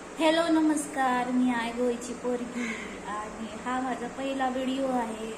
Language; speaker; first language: Marathi; non-native, local second language; Konkani